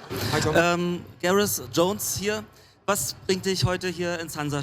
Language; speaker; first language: German; native; German